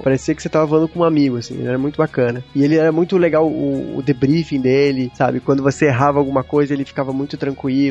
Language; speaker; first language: Portuguese; native; Portuguese